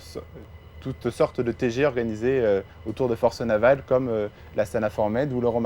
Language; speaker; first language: French; native; French